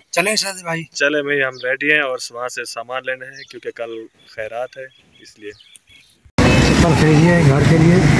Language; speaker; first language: Urdu; non-native, local second language; Punjabi